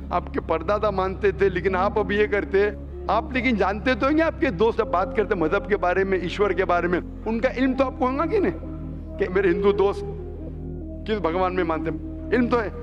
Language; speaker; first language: Hindi; non-native, local second language; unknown